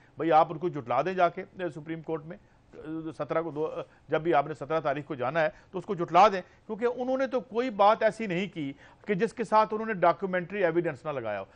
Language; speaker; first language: Urdu; non-native, local second language; Punjabi